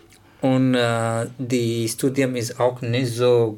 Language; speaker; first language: German; non-native, learner; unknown